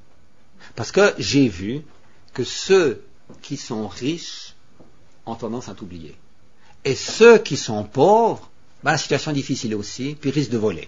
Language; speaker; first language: French; native; French